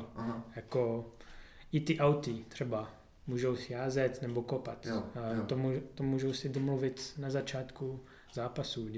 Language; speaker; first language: Czech; non-native, fluent; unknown